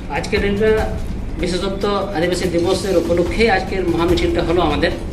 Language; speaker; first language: Bangla; non-native, local second language; Santali